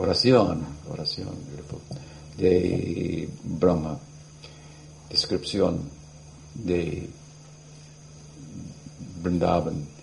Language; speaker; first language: Spanish; non-native, learner; English